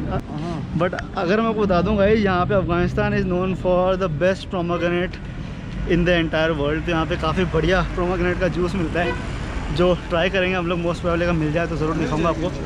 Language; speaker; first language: Hindi; native; Hindi